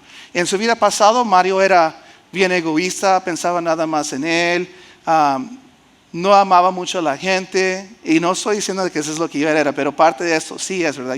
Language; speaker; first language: Spanish; early bilingual, heritage; Spanish